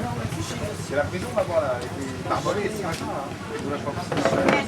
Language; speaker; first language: French; native; French